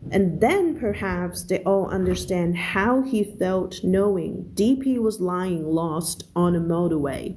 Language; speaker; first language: English; non-native, fluent; Thai